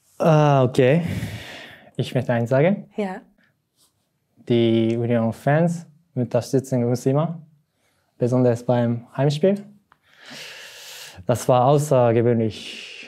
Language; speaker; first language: German; non-native, learner; Japanese